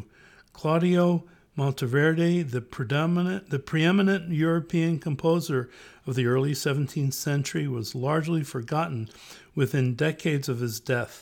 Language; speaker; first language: English; native; English